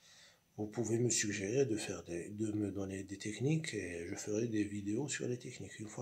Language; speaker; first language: French; non-native, local second language; Arabic